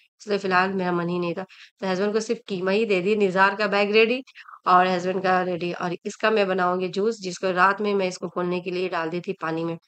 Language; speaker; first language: Hindi; native; Hindi